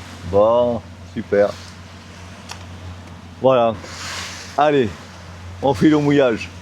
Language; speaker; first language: French; native; French